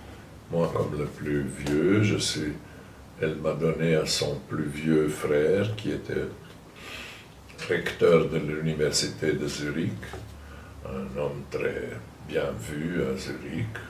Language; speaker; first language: French; non-native, fluent; German